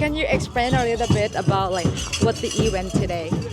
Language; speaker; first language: English; non-native, learner; Thai